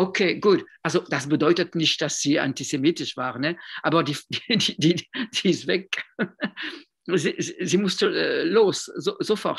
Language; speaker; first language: German; non-native, fluent; French